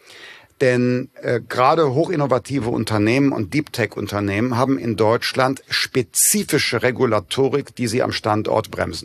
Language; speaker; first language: German; native; German